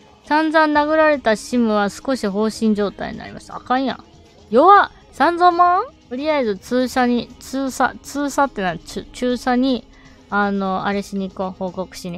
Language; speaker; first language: Japanese; native; Japanese